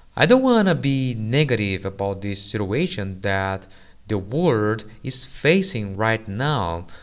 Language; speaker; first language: English; non-native, fluent; Portuguese